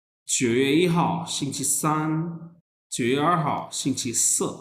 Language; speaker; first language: Chinese; non-native, fluent; Urdu